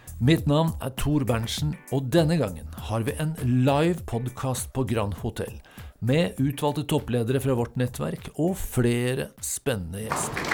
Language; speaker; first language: Norwegian; native; Norwegian